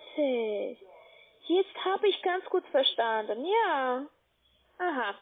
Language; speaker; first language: German; non-native, learner; Russian